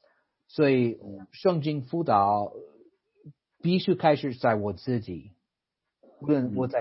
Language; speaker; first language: Chinese; non-native, fluent; English